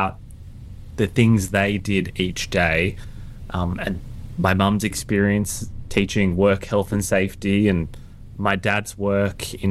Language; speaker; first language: English; native; English